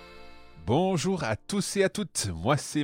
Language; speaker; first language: French; non-native, fluent; English